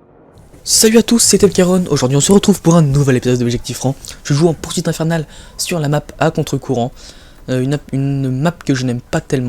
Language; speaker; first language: French; native; French